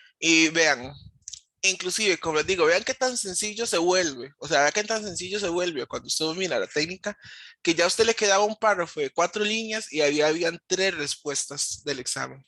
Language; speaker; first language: Spanish; native; Spanish